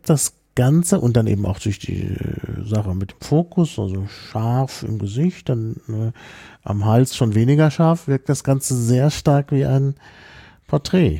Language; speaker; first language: German; native; German